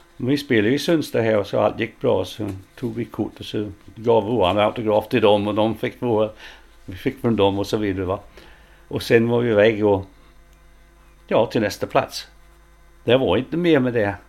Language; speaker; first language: Swedish; non-native, fluent; English